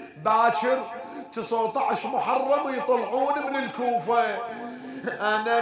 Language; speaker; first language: Arabic; native; Arabic